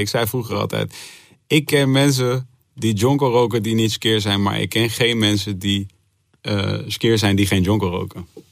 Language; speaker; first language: Dutch; native; Dutch